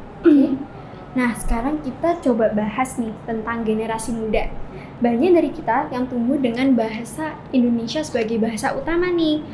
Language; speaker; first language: Indonesian; native; Indonesian